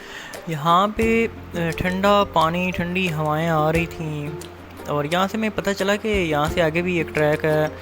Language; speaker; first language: Urdu; native; Urdu